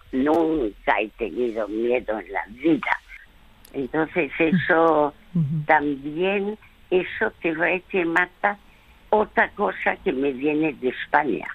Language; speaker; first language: Spanish; early bilingual, other home language; French